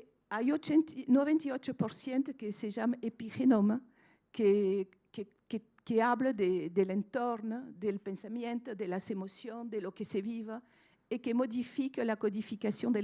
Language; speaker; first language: Spanish; non-native, fluent; French